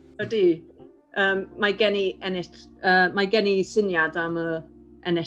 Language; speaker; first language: Welsh; non-native, learner; English